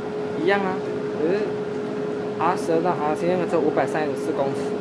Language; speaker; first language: Chinese; native; Chinese